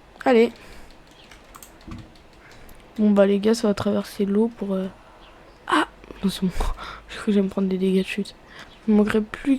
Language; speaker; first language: French; native; French